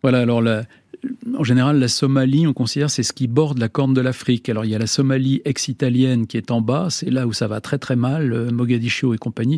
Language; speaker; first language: French; native; French